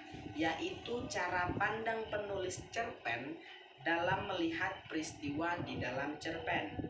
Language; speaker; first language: Indonesian; native; Indonesian